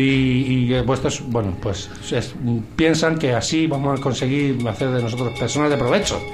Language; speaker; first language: Spanish; native; Spanish